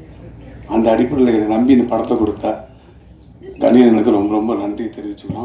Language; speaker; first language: Tamil; native; Tamil